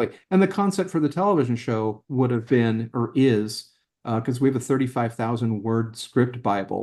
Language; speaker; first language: English; native; English